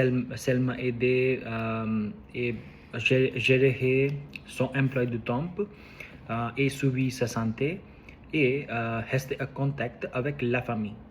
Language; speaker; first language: French; non-native, learner; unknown